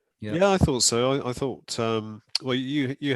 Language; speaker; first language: English; native; English